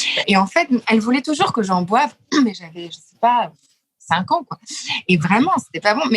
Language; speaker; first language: French; early bilingual, other home language; Lithuanian